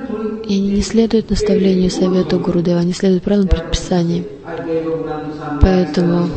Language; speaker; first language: Russian; non-native, learner; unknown